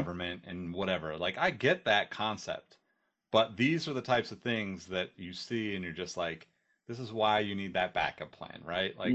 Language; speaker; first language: English; native; English